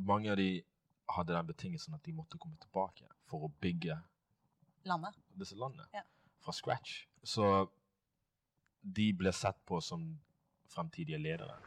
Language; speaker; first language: Norwegian; non-native, fluent; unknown